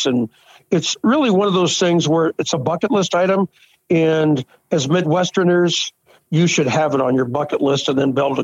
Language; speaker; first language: English; native; English